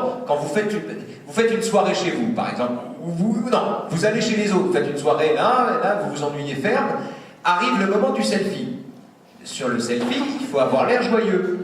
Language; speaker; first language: French; native; French